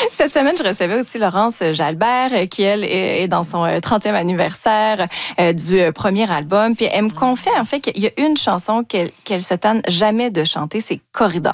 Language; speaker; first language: French; native; French